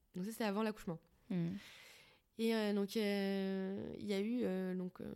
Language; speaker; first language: French; native; French